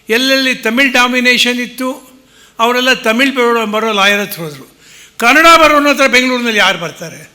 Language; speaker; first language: Kannada; early bilingual, heritage; Kannada